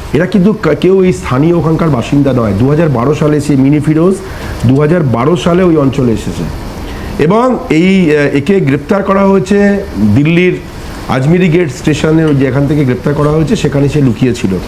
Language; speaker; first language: Bangla; native; Bangla